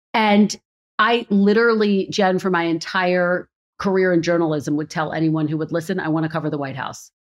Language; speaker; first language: English; native; English